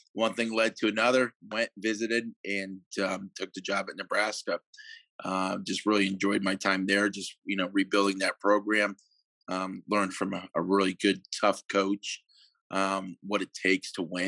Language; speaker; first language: English; native; English